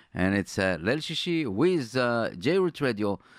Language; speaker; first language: English; non-native, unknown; Hebrew